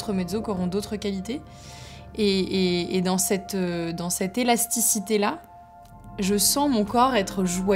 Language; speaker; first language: French; native; French